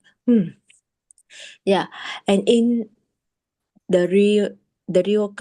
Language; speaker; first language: English; non-native, learner; Japanese